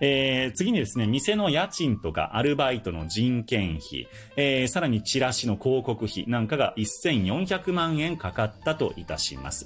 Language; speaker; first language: Japanese; native; Japanese